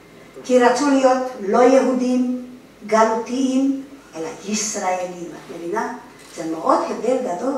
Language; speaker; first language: Hebrew; non-native, fluent; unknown